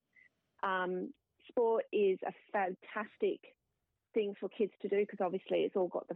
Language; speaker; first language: English; native; English